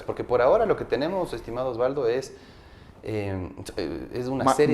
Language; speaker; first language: Spanish; native; Spanish